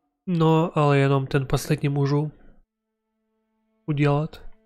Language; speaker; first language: Czech; non-native, learner; Ukrainian